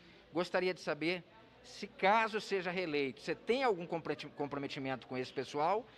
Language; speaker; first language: Portuguese; native; Portuguese